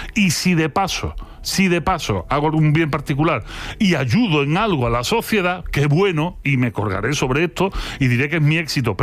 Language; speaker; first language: Spanish; native; Spanish